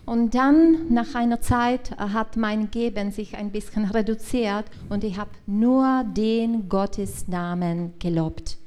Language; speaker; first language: German; non-native, learner; Czech